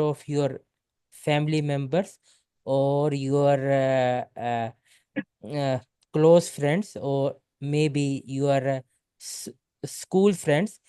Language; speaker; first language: English; non-native, local second language; Urdu